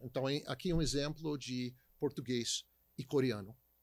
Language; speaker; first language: Portuguese; non-native, fluent; English